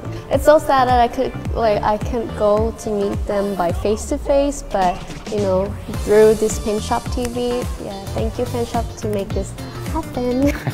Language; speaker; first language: English; non-native, fluent; Thai